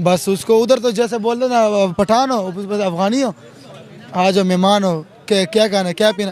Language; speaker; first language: Hindi; non-native, fluent; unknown